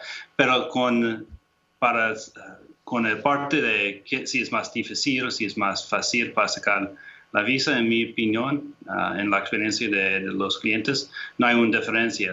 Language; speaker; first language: Spanish; non-native, fluent; English